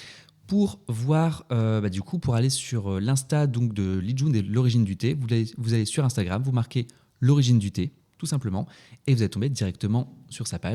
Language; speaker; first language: French; native; French